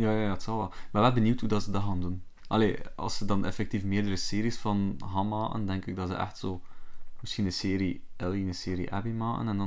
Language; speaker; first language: Dutch; native; Dutch